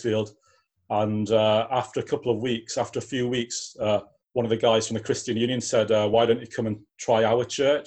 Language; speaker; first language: English; native; English